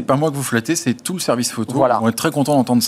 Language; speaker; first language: French; native; French